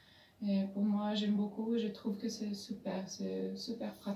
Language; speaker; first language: French; non-native, fluent; Portuguese